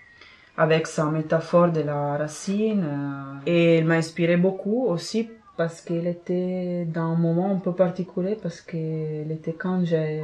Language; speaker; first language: French; non-native, fluent; Italian